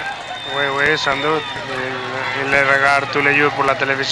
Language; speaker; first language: French; non-native, learner; Spanish